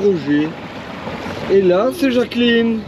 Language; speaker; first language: French; native; French